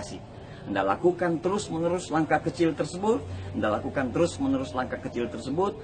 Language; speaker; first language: Indonesian; native; Indonesian